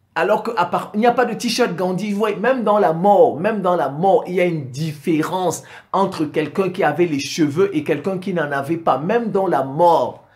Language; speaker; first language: French; non-native, local second language; Sango